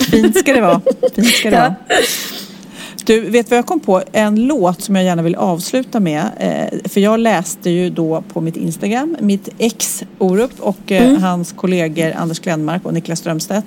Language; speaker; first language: Swedish; native; Swedish